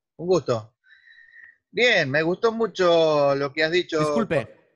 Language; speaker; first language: Spanish; native; Spanish